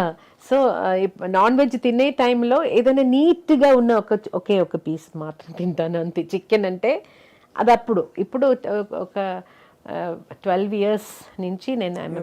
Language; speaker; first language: Telugu; non-native, fluent; Malayalam